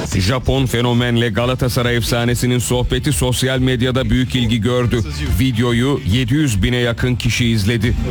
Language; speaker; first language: Turkish; native; Turkish